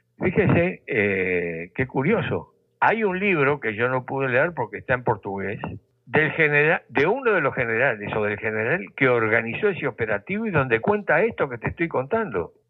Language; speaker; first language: Spanish; native; Spanish